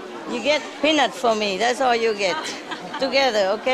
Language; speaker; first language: English; non-native, fluent; Vietnamese